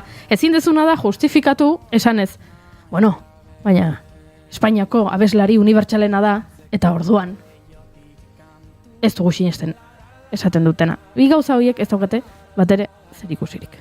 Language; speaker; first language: Basque; native; Basque